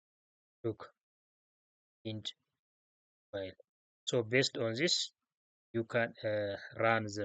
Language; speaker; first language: English; non-native, local second language; Oromo